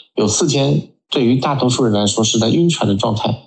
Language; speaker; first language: Chinese; native; Chinese